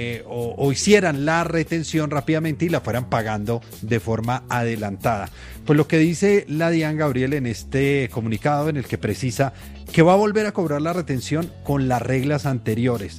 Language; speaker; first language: Spanish; native; Spanish